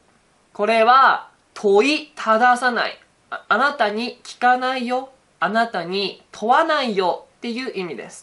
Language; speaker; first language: Japanese; native; Japanese